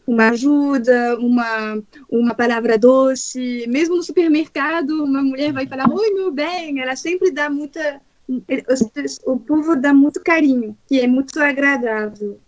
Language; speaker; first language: Portuguese; non-native, fluent; French